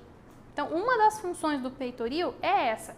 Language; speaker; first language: Portuguese; native; Portuguese